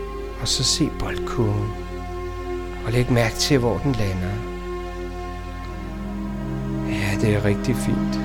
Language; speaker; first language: Danish; native; Danish